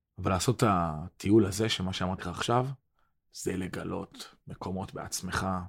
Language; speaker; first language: Hebrew; early bilingual, other home language; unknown